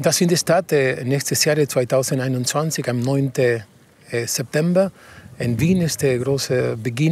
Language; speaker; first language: German; non-native, fluent; Spanish